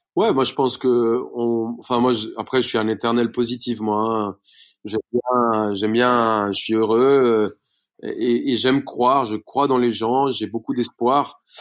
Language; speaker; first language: French; non-native, fluent; Spanish